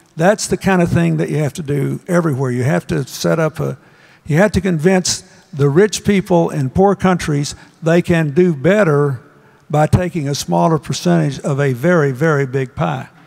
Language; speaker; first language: English; native; English